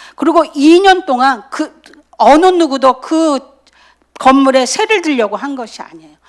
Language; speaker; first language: Korean; native; Korean